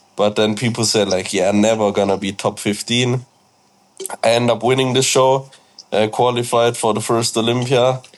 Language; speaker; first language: English; non-native, fluent; German